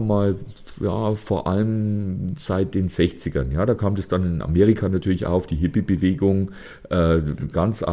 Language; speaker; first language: German; native; German